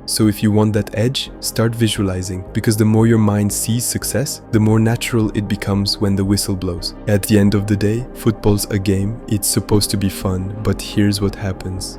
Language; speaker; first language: English; native; English